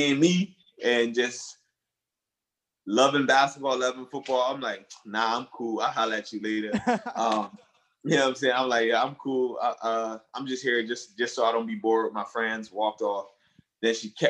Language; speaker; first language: English; early bilingual, other home language; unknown